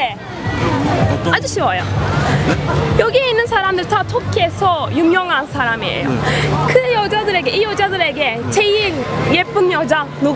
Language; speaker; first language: Korean; non-native, learner; Turkish